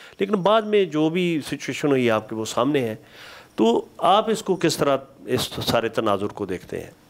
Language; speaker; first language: Urdu; non-native, local second language; Punjabi